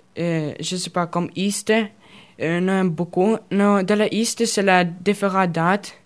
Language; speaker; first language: French; non-native, learner; Russian